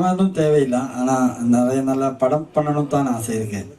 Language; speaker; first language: Tamil; non-native, learner; Malayalam